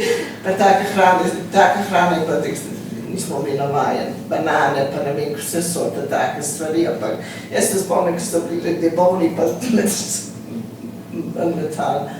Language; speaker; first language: Slovenian; early bilingual, heritage; Slovenian